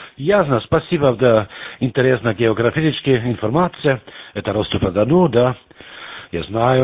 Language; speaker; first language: Russian; non-native, learner; German